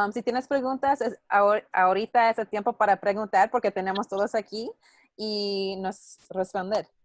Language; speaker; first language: Spanish; non-native, learner; English